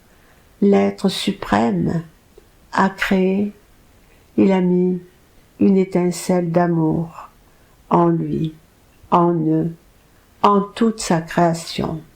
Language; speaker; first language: French; native; French